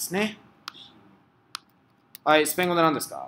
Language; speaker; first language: Japanese; non-native, fluent; Spanish